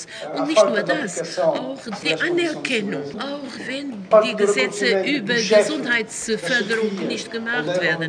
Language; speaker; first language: German; non-native, fluent; Portuguese